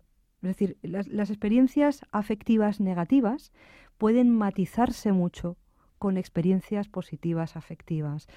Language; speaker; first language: Spanish; native; Spanish